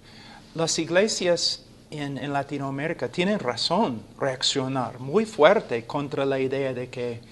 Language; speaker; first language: Spanish; non-native, fluent; English